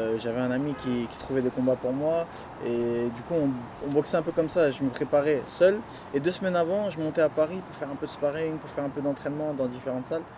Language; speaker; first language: French; early bilingual, other home language; Duala